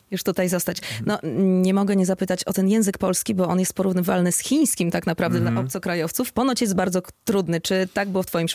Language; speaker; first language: Polish; native; Polish